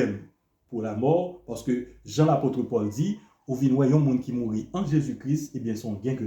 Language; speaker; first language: French; non-native, local second language; Haitian Creole